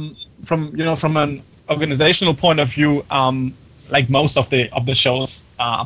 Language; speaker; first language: English; non-native, fluent; German